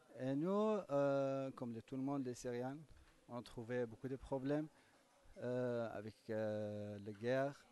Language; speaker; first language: French; non-native, learner; Kurdish